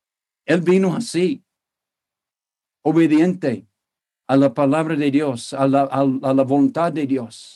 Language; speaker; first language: Spanish; non-native, fluent; English